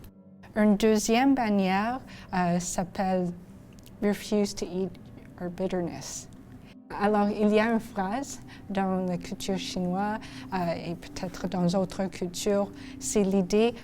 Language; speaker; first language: French; non-native, local second language; English